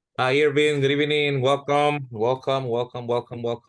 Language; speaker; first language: English; non-native, fluent; Spanish